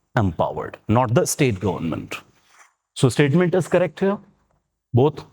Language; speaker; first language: English; non-native, local second language; Punjabi